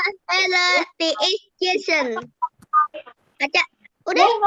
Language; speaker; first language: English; non-native, learner; Indonesian